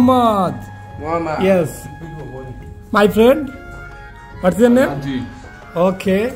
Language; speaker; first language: English; non-native, learner; Bangla